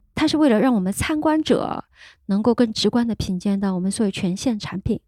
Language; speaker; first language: Chinese; native; Chinese